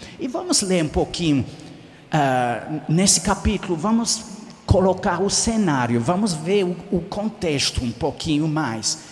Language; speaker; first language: Portuguese; non-native, fluent; English